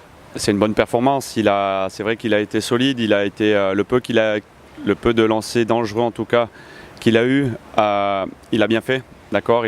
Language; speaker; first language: French; native; French